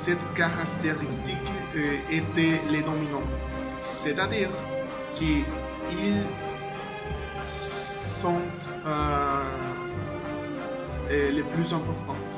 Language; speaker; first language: French; non-native, learner; Spanish